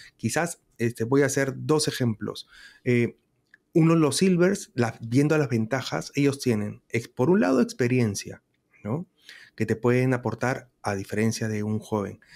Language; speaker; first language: Spanish; native; Spanish